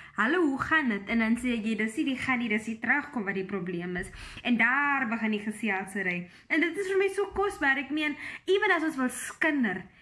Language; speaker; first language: Afrikaans; native; Afrikaans